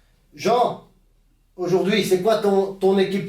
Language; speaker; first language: French; native; French